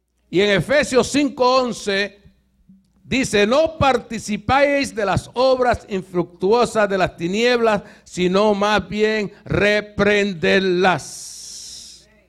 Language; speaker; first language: Spanish; native; Spanish